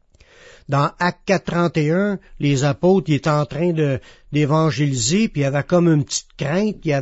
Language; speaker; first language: French; native; French